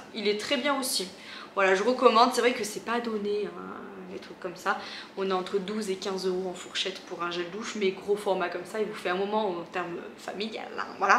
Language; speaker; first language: French; native; French